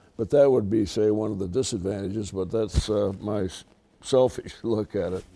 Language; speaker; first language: English; native; English